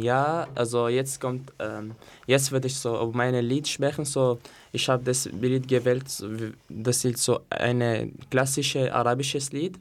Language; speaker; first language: German; non-native, learner; Arabic